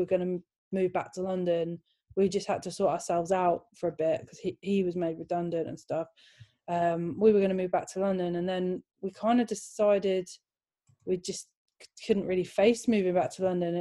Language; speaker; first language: English; native; English